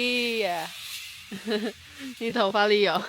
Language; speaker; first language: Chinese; non-native, learner; English